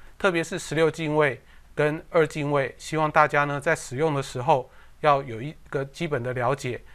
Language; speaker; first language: Chinese; native; Chinese